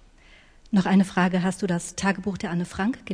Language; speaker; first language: German; native; German